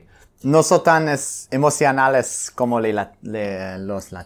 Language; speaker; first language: Spanish; non-native, learner; English